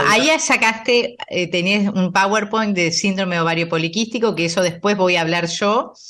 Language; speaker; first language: Spanish; native; Spanish